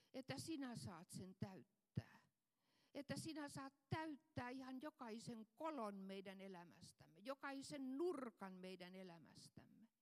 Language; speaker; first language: Finnish; non-native, fluent; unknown